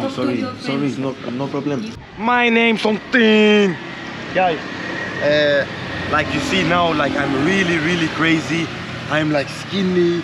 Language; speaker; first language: English; non-native, fluent; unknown